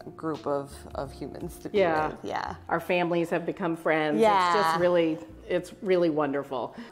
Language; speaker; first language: English; native; English